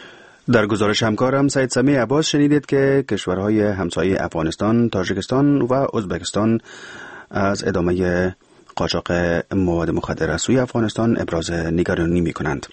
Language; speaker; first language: Persian; native; Persian